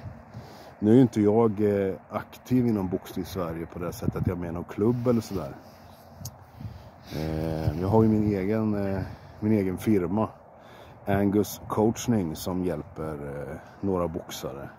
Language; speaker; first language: Swedish; native; Swedish